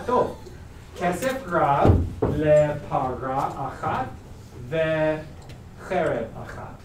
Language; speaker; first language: Hebrew; non-native, learner; English